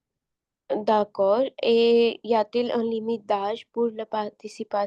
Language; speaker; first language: French; non-native, learner; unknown